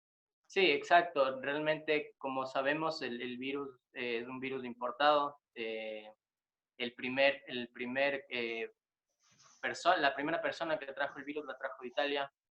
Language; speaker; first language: Spanish; native; Spanish